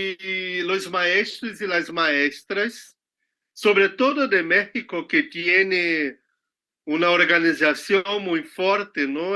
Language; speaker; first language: Spanish; non-native, learner; Portuguese